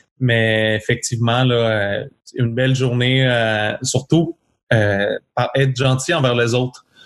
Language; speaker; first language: French; non-native, fluent; Spanish